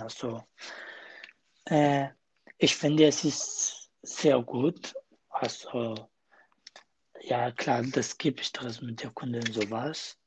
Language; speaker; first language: German; non-native, learner; Kurdish